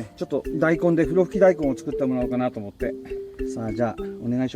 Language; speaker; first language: Japanese; native; Japanese